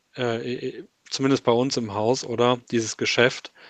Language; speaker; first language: German; native; German